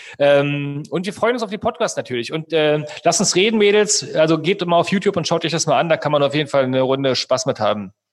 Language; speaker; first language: German; native; German